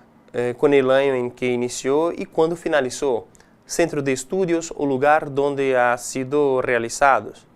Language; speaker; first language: Spanish; non-native, fluent; Portuguese